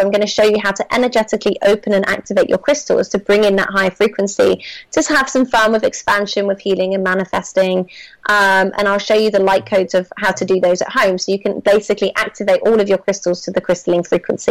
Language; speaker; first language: English; native; English